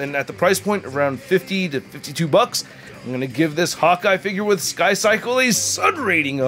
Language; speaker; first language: English; native; English